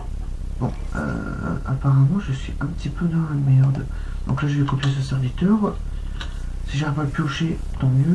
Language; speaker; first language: French; native; French